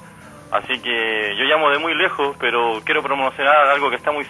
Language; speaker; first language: Spanish; native; Spanish